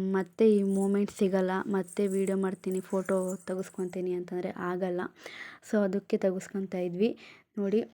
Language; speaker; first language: Kannada; non-native, local second language; Lambadi